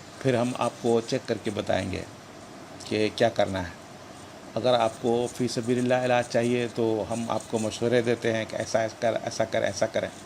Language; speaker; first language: Urdu; native; Urdu